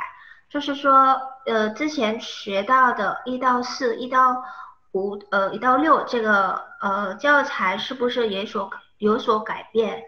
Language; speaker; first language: Chinese; non-native, fluent; Indonesian